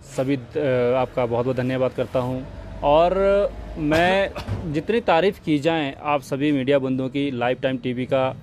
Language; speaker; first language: Hindi; native; Hindi